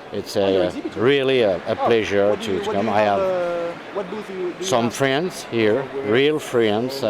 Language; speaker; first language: English; non-native, fluent; French